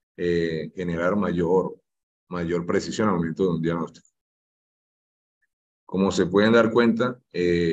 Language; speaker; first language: Spanish; native; Spanish